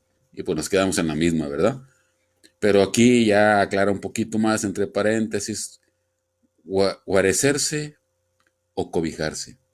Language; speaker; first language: Spanish; native; Spanish